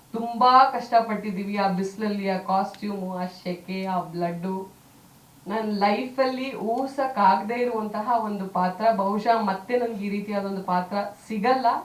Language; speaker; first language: Kannada; native; Kannada